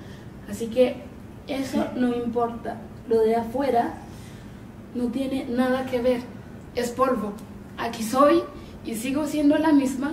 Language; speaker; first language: Spanish; non-native, fluent; Haitian Creole